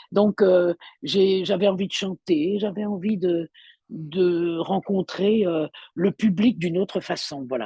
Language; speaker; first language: French; native; French